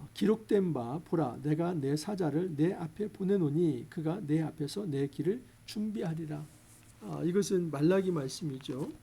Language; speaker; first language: Korean; native; Korean